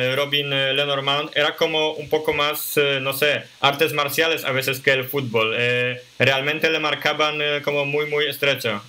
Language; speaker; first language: Spanish; non-native, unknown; Polish